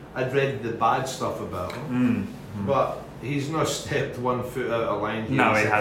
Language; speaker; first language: English; native; English